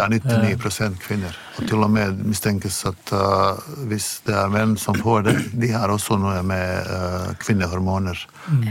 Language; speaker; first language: Norwegian; non-native, fluent; Bosnian